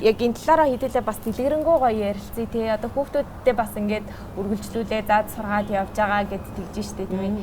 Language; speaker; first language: Mongolian; native; Mongolian